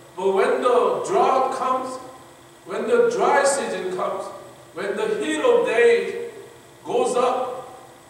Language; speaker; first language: English; non-native, fluent; Korean